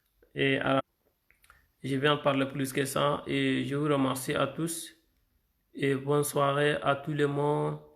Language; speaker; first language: French; non-native, fluent; Arabic